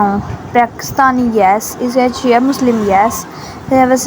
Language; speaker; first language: English; non-native, learner; Urdu